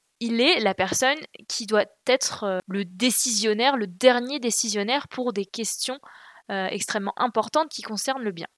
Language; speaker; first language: French; native; French